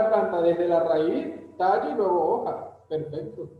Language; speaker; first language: Spanish; native; Spanish